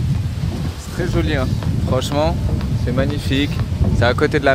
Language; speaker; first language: French; native; French